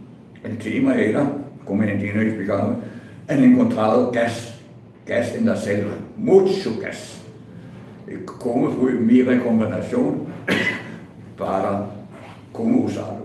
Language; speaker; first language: Spanish; non-native, fluent; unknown